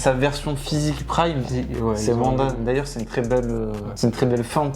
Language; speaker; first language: French; native; French